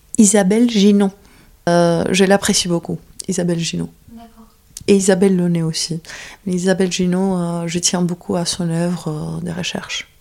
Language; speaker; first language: French; non-native, fluent; Greek